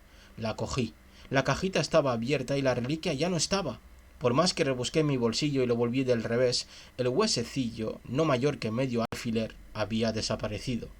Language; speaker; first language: Spanish; native; Spanish